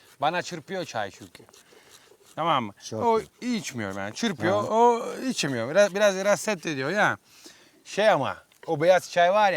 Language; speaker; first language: Turkish; non-native, fluent; Italian